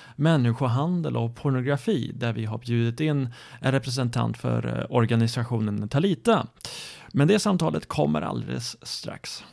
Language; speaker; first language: Swedish; native; Swedish